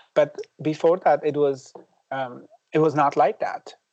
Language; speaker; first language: English; non-native, fluent; Persian